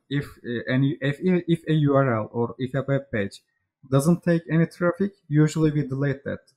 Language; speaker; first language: English; non-native, fluent; Turkish